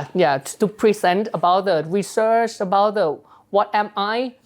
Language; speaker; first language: English; non-native, learner; Thai